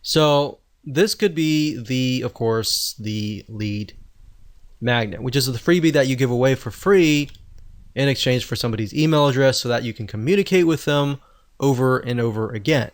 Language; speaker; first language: English; native; English